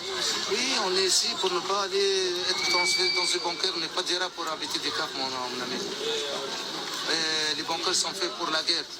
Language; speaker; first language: French; non-native, local second language; Arabic